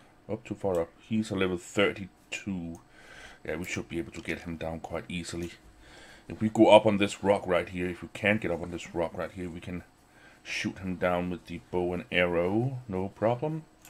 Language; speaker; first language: English; non-native, fluent; Danish